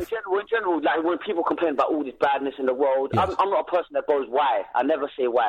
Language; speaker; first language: English; native; English